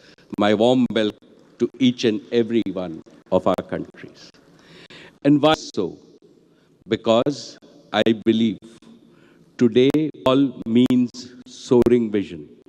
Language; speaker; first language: English; non-native, local second language; Gujarati